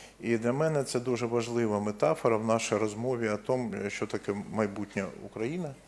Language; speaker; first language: Ukrainian; non-native, local second language; Russian